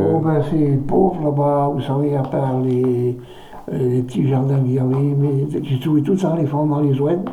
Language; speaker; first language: French; native; French